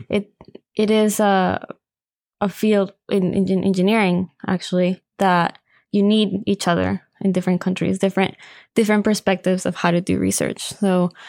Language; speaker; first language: English; non-native, fluent; Spanish